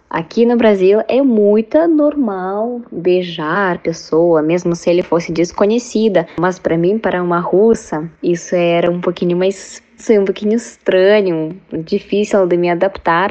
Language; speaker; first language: Portuguese; non-native, fluent; Russian